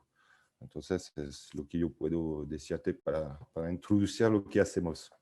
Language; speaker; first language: Spanish; non-native, fluent; French